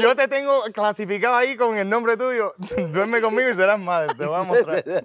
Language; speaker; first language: Spanish; early bilingual, heritage; Spanish